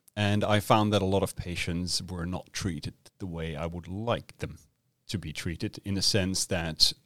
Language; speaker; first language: English; non-native, fluent; Dutch